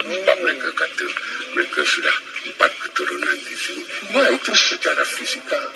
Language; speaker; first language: Malay; native; Malay